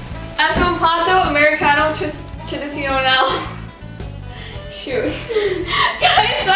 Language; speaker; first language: Spanish; non-native, learner; English